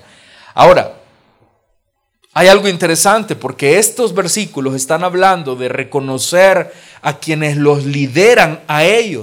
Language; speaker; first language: Spanish; native; Spanish